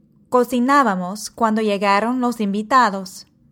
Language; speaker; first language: Spanish; non-native, fluent; English